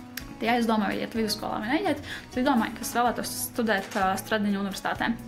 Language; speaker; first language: Latvian; non-native, local second language; Russian